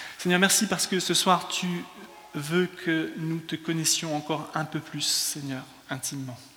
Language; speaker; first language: French; early bilingual, other home language; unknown